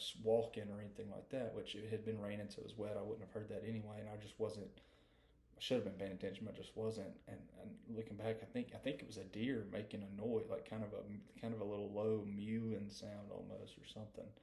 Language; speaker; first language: English; native; English